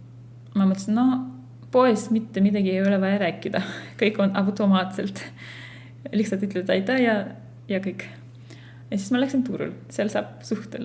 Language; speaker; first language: Estonian; non-native, fluent; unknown